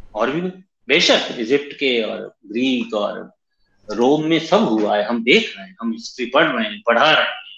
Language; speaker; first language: Hindi; native; Hindi